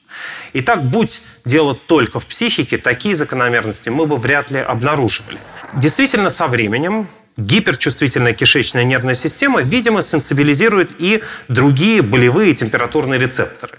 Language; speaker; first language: Russian; native; Russian